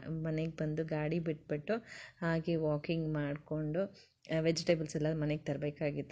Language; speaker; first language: Kannada; native; Kannada